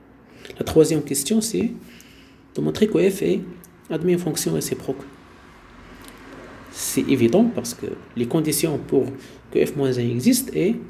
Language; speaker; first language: French; non-native, local second language; Arabic